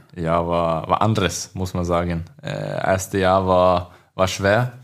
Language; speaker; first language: German; non-native, learner; Swedish